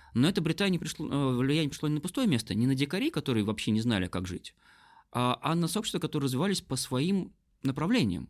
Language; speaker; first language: Russian; native; Russian